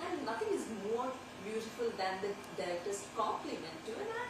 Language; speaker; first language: English; non-native, local second language; Hindi